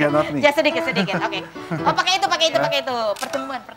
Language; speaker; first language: Indonesian; native; Indonesian